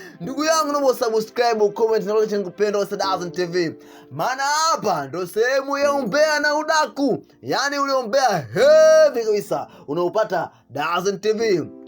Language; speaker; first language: Swahili; native; Swahili